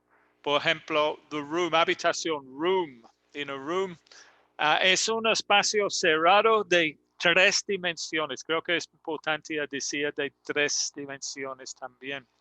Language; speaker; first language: Spanish; non-native, learner; English